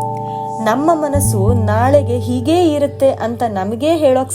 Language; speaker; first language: Kannada; native; Kannada